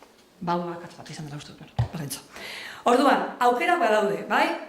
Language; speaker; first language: Basque; native; Basque